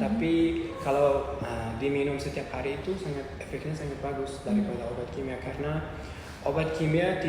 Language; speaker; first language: Indonesian; non-native, learner; Uzbek